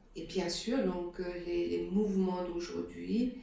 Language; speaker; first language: French; non-native, fluent; German